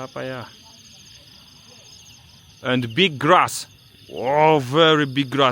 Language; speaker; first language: English; non-native, learner; Polish